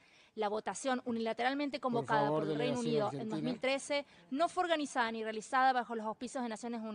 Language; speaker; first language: Spanish; native; Spanish